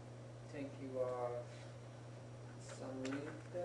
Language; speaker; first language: Japanese; non-native, learner; English